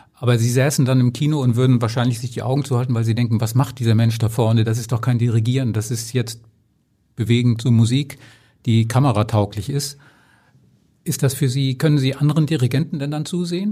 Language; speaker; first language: German; native; German